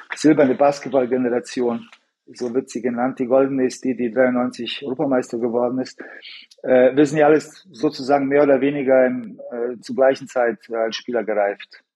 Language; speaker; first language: German; early bilingual, other home language; Bosnian